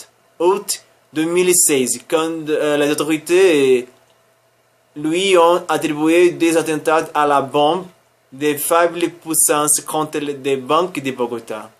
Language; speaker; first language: French; non-native, learner; Spanish